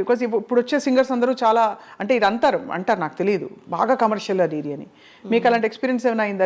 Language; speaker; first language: Telugu; native; Telugu